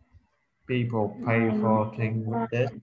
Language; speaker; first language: English; non-native, learner; Vietnamese